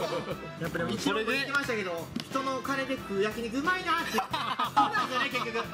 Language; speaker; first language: Japanese; native; Japanese